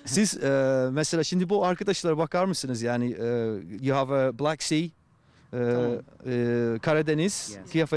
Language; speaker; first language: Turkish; non-native, fluent; English